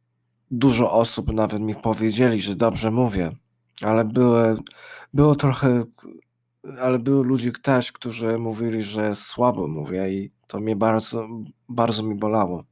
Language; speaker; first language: Polish; early bilingual, heritage; English